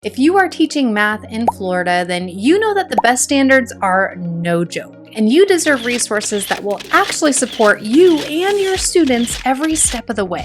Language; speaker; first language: English; native; English